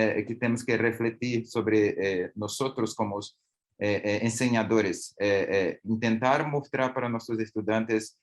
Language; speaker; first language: Spanish; non-native, learner; Portuguese